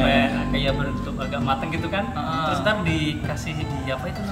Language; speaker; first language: Indonesian; native; Indonesian